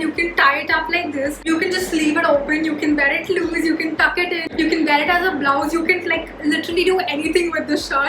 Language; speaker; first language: English; non-native, local second language; Hindi